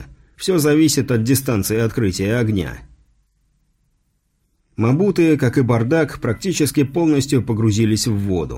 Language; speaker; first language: Russian; native; Russian